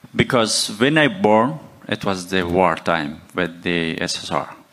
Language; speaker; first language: English; non-native, learner; Persian